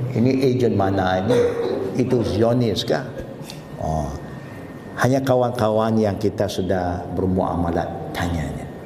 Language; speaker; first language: Malay; non-native, local second language; Chinese